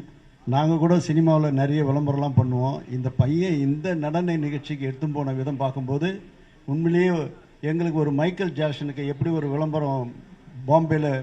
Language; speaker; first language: Tamil; native; Tamil